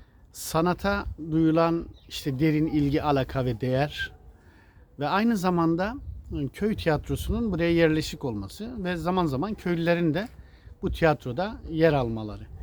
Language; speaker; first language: Turkish; native; Turkish